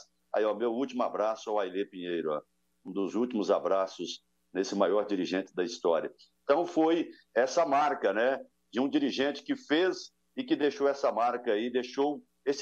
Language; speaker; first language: Portuguese; native; Portuguese